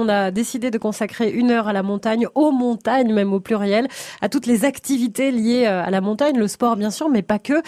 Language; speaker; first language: French; native; French